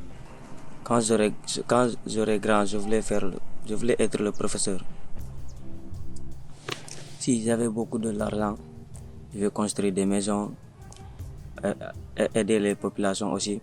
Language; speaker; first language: French; non-native, learner; Mandingo